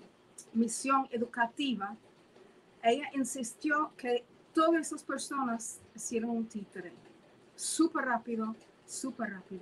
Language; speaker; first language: Spanish; non-native, fluent; English